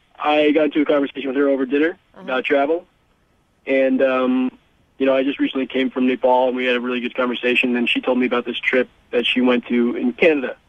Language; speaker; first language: English; native; English